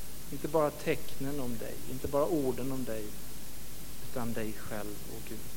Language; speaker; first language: Swedish; native; Swedish